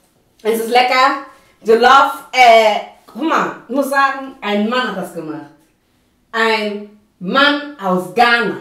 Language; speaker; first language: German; non-native, fluent; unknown